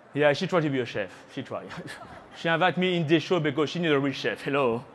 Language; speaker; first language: English; non-native, fluent; French